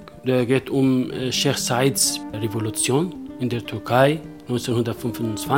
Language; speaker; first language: German; non-native, local second language; Kurdish